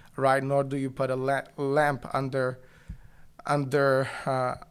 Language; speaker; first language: English; non-native, fluent; Bulgarian